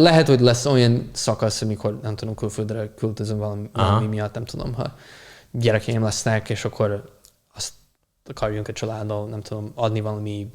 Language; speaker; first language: Hungarian; non-native, fluent; English